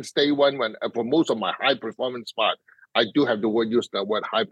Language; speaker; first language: English; non-native, local second language; Cantonese